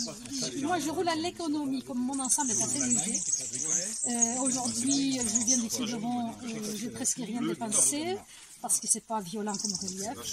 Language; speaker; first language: French; native; French